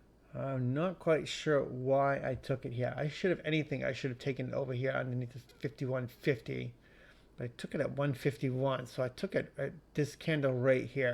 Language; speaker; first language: English; native; English